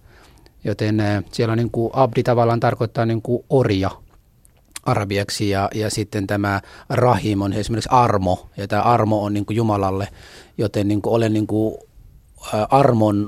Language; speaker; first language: Finnish; non-native, fluent; Somali